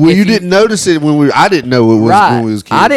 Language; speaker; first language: English; native; English